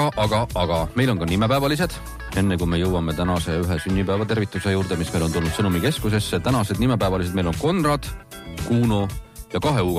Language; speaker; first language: Estonian; native; Estonian